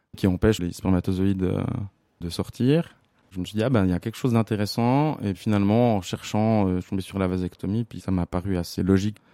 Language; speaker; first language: French; native; French